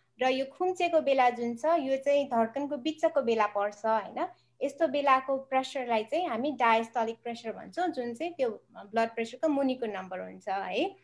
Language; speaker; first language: Nepali; native; Nepali